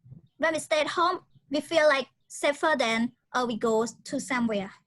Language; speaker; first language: English; non-native, learner; Khmer